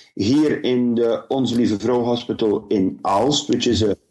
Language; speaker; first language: English; non-native, fluent; Dutch